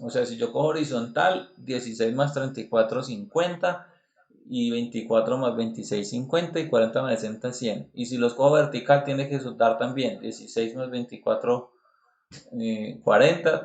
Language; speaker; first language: Spanish; native; Spanish